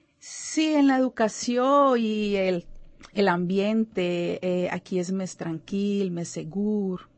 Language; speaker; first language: Catalan; non-native, learner; Spanish